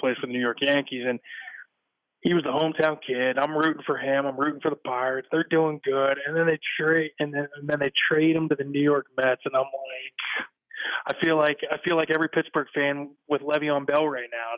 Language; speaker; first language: English; native; English